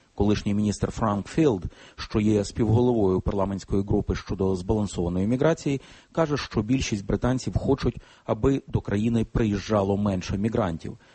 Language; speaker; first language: Ukrainian; native; Ukrainian